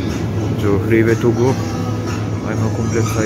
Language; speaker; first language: German; early bilingual, other home language; Turkish